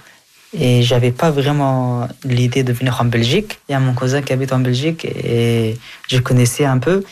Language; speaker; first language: French; early bilingual, other home language; Persian